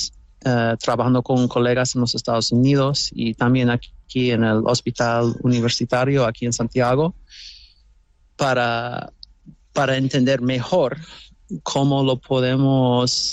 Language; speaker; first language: Spanish; non-native, fluent; English